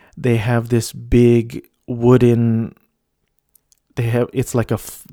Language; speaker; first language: English; early bilingual, other home language; Filipino